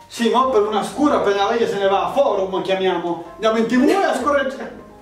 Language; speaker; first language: Italian; native; Italian